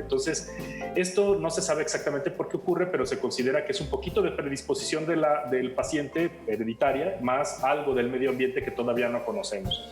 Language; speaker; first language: Spanish; native; Spanish